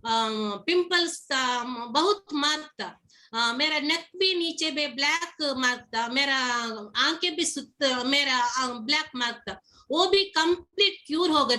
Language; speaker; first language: Hindi; non-native, local second language; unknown